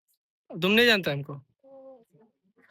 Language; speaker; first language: Hindi; non-native, local second language; Assamese